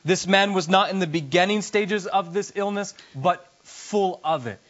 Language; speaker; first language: English; native; English